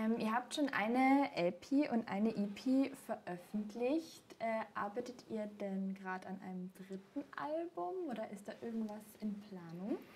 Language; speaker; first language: German; native; German